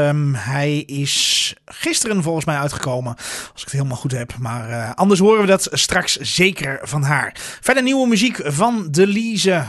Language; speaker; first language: Dutch; native; Dutch